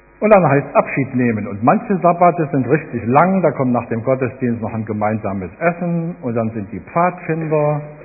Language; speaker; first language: German; native; German